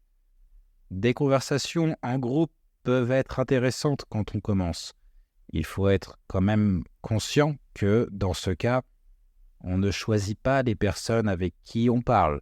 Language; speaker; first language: French; native; French